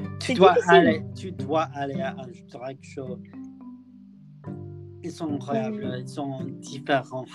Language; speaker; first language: French; non-native, learner; English